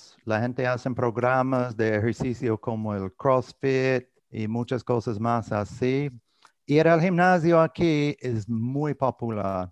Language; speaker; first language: Spanish; non-native, fluent; English